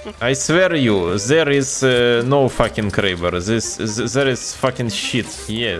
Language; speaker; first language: English; non-native, learner; Russian